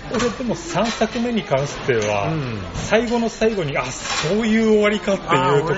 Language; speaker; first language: Japanese; native; Japanese